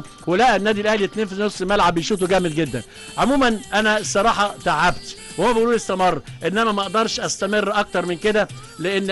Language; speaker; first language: Arabic; native; Arabic